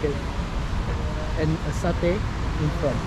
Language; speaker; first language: English; non-native, learner; Indonesian